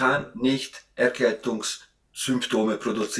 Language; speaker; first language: German; non-native, fluent; Hungarian